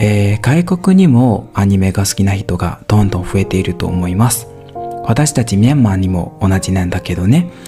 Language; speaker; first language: Japanese; non-native, learner; Burmese